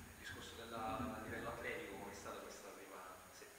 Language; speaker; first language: Italian; native; Italian